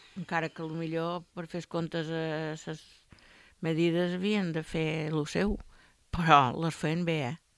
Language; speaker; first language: Catalan; native; Catalan